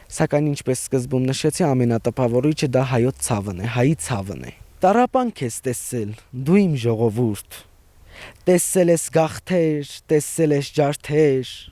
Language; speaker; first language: Armenian; native; Armenian